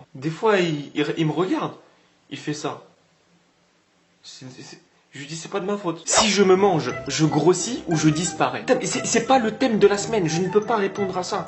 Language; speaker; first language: French; native; French